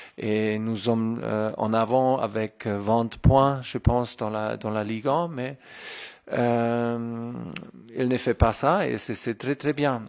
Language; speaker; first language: French; non-native, fluent; German